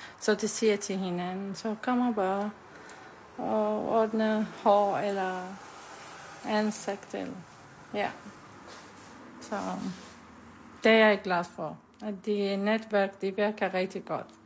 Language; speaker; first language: Danish; non-native, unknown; Arabic